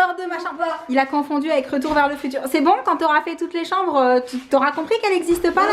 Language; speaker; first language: French; native; French